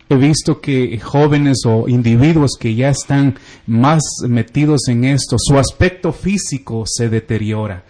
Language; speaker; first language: Spanish; native; Spanish